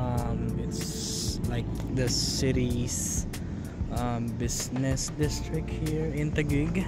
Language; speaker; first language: English; non-native, local second language; Filipino